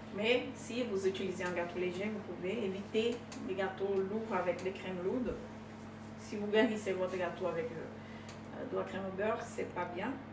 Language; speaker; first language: French; non-native, fluent; Portuguese